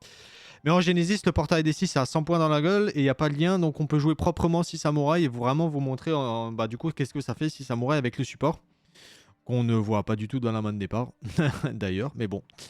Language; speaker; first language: French; native; French